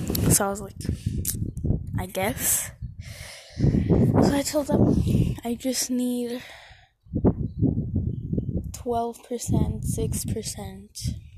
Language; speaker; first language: English; early bilingual, other home language; Spanish